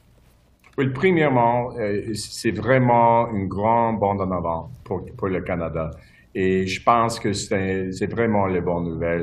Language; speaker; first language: French; non-native, local second language; English